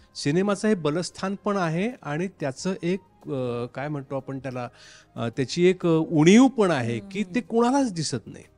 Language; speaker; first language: Marathi; native; Marathi